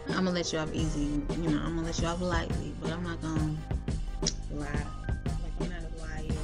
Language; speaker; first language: English; native; English